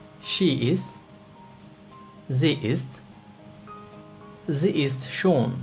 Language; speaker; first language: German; non-native, fluent; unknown